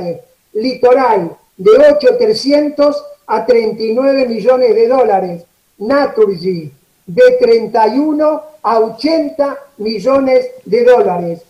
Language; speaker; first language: Spanish; native; Spanish